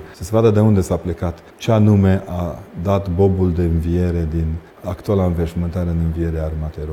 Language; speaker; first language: Romanian; native; Romanian